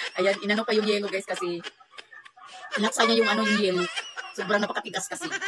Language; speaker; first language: Filipino; non-native, local second language; Cebuano